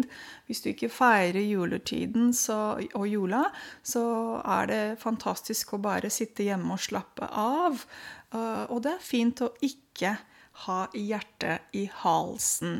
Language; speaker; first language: Norwegian; non-native, fluent; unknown